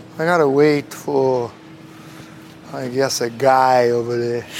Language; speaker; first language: English; non-native, fluent; Portuguese